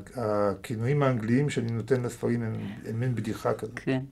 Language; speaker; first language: Hebrew; early bilingual, other home language; Russian